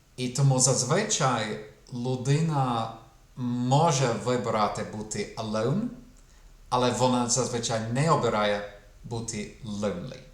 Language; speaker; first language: Ukrainian; non-native, fluent; English